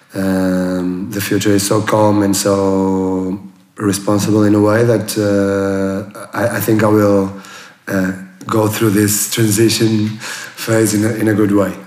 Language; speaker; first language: English; non-native, fluent; Portuguese